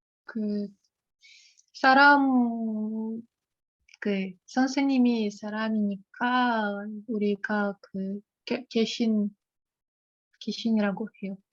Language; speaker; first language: Korean; non-native, learner; Russian